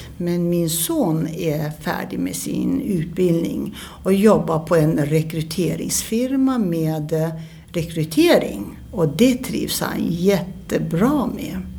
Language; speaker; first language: Swedish; early bilingual, other home language; Turkish